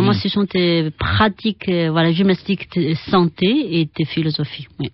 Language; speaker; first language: French; non-native, fluent; Chinese